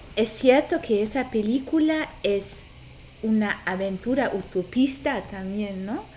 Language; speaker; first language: Spanish; non-native, fluent; German